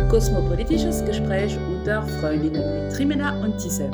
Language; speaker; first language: German; non-native, fluent; French